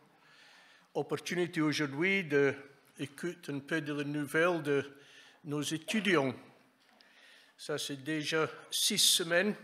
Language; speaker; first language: French; non-native, fluent; English